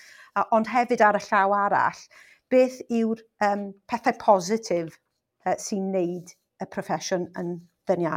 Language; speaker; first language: Welsh; non-native, local second language; English